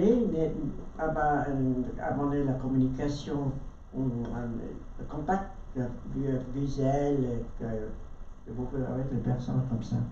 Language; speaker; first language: French; non-native, learner; Vietnamese